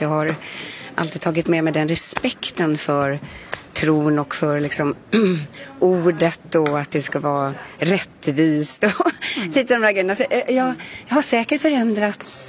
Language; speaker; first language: Swedish; native; Swedish